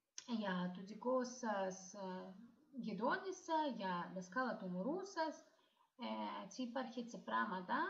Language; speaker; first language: Greek; non-native, learner; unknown